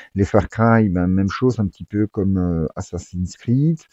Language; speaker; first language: French; native; French